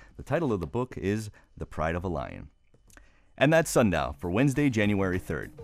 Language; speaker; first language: English; early bilingual, other home language; Spanish